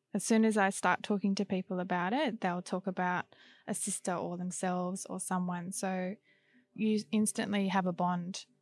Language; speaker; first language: English; native; English